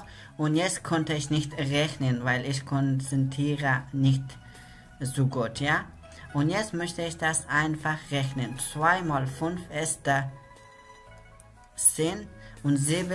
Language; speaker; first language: German; non-native, learner; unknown